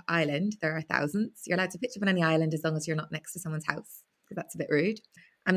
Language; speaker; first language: English; native; English